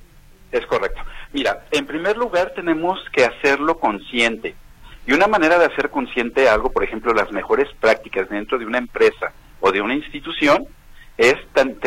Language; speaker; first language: Spanish; native; Spanish